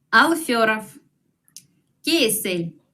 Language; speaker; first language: Spanish; non-native, fluent; Russian